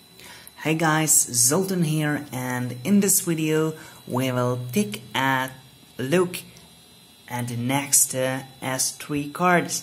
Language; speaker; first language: English; non-native, fluent; Hungarian